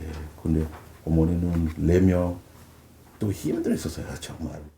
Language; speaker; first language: Korean; non-native, learner; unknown